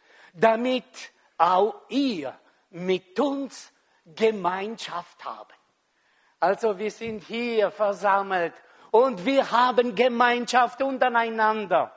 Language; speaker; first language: German; non-native, fluent; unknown